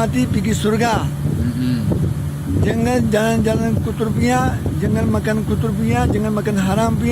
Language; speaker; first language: Indonesian; non-native, learner; Urdu